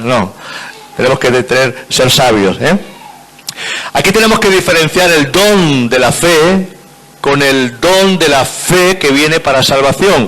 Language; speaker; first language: Spanish; native; Spanish